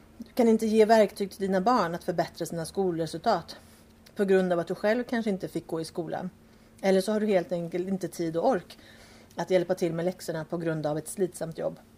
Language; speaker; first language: Swedish; early bilingual, other home language; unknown